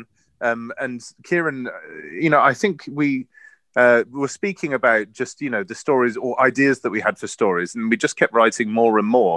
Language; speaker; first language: English; native; English